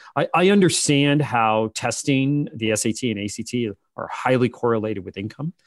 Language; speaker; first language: English; native; English